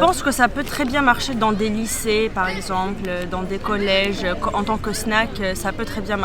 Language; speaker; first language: French; non-native, local second language; Arabic